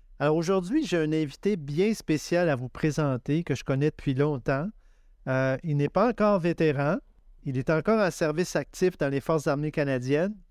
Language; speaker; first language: French; native; French